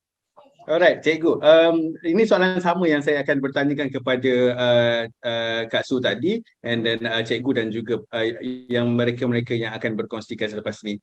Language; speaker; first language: Malay; native; Malay